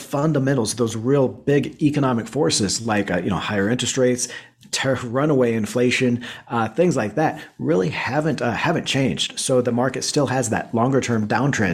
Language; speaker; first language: English; native; English